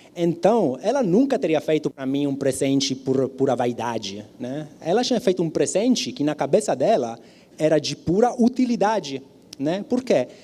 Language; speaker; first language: Portuguese; non-native, fluent; Italian